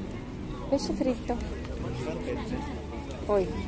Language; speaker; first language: Italian; non-native, learner; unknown